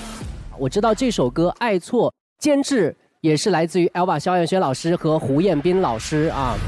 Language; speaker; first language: Chinese; native; Chinese